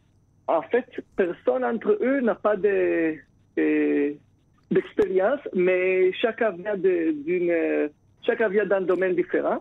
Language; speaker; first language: French; non-native, fluent; Hebrew